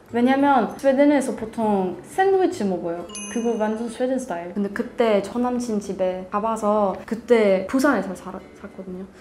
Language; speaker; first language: Korean; non-native, learner; Swedish